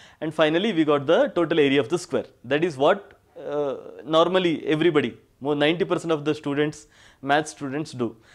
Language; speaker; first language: English; non-native, local second language; Kannada